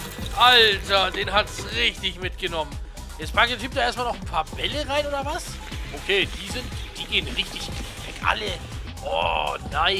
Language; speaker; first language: German; native; German